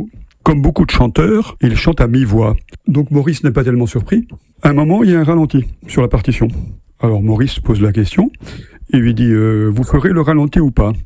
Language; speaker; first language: French; native; French